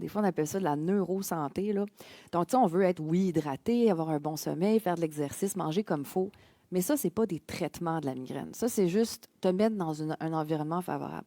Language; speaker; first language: French; native; French